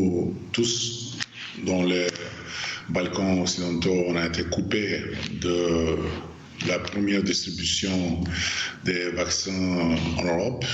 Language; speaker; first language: French; non-native, fluent; Albanian